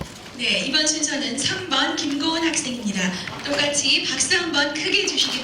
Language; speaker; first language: Korean; native; Korean